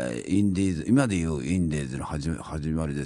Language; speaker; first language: Japanese; native; Japanese